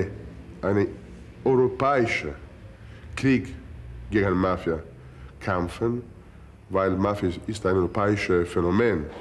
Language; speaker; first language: German; non-native, learner; Italian